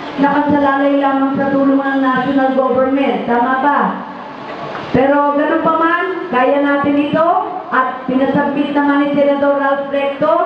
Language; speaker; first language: Filipino; native; Filipino